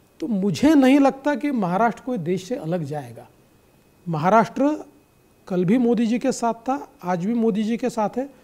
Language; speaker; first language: Hindi; non-native, local second language; Marathi